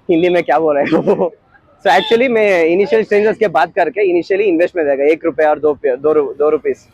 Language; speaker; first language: Hindi; non-native, local second language; Kannada